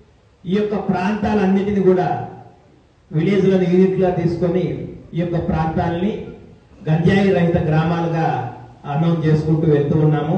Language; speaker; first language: Telugu; native; Telugu